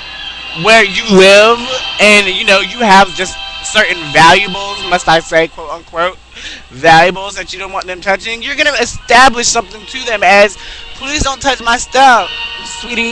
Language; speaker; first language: English; native; English